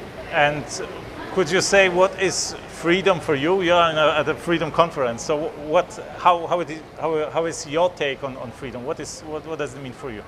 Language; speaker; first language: English; non-native, fluent; Polish